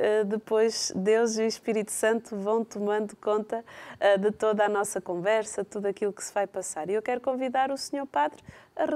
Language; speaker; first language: Portuguese; native; Portuguese